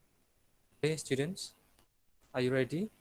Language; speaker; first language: English; non-native, fluent; Indonesian